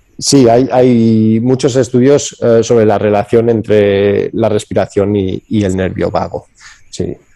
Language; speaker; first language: Spanish; early bilingual, other home language; English